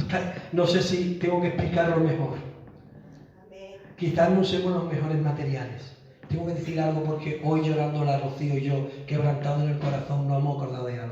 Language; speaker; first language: Spanish; native; Spanish